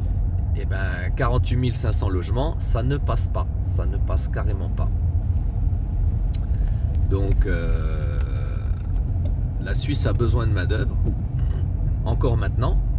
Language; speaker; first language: French; native; French